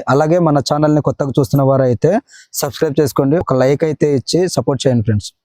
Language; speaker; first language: Telugu; non-native, local second language; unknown